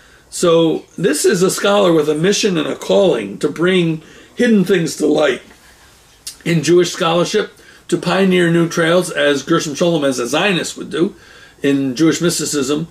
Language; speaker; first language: English; native; English